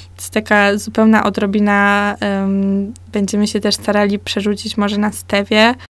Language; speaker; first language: Polish; early bilingual, heritage; Polish